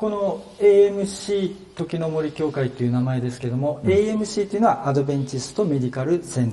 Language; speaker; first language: Japanese; native; Japanese